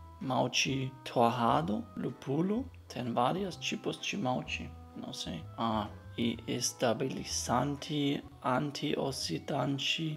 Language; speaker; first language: Portuguese; non-native, learner; German